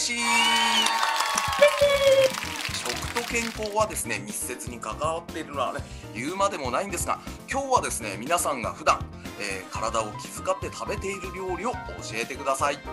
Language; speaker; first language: Japanese; native; Japanese